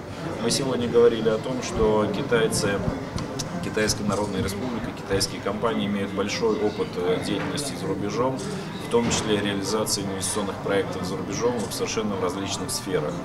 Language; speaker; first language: Russian; native; Russian